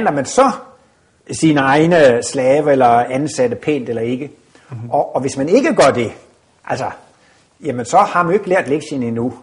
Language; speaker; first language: Danish; native; Danish